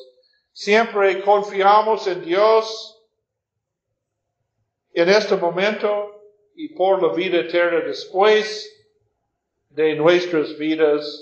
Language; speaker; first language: Spanish; non-native, fluent; English